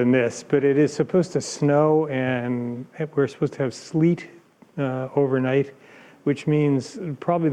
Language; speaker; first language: English; native; English